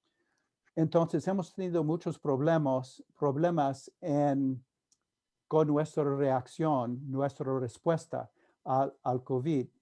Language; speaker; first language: Spanish; non-native, fluent; English